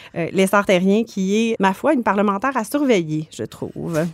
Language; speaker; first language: French; native; French